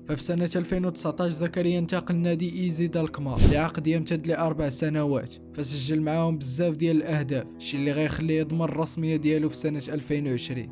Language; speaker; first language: Arabic; native; Arabic